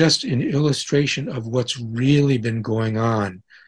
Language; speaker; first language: English; native; English